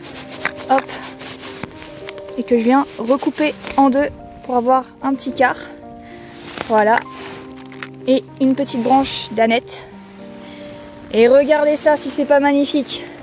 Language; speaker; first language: French; native; French